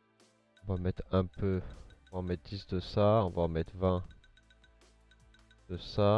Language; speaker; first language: French; native; French